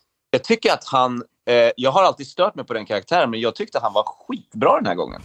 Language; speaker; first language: Swedish; native; Swedish